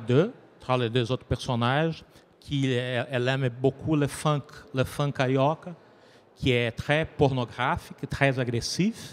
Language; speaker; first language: French; non-native, learner; Portuguese